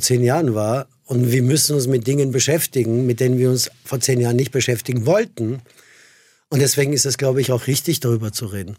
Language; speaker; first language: German; non-native, fluent; Persian